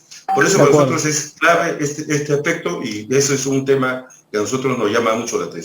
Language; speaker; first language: Spanish; native; Spanish